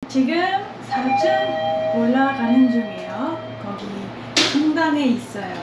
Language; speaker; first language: Korean; non-native, learner; Cebuano